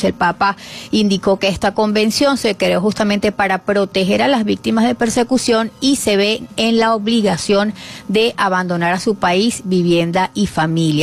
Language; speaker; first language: Spanish; native; Spanish